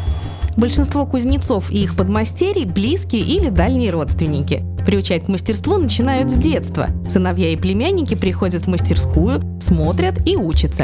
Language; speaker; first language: Russian; native; Russian